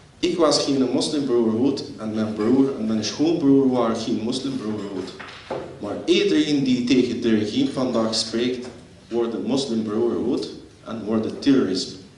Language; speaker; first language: Dutch; non-native, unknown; Arabic